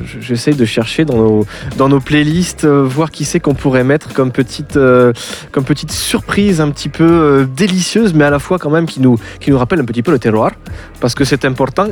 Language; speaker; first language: French; native; French